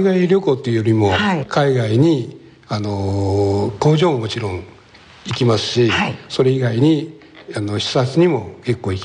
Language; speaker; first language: Japanese; native; Japanese